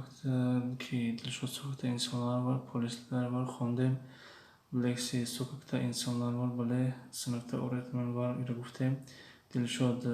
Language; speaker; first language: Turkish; non-native, fluent; Tajik